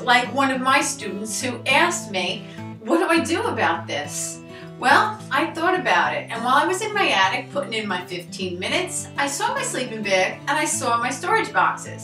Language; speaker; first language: English; native; English